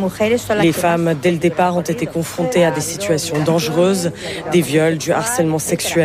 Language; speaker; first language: French; native; French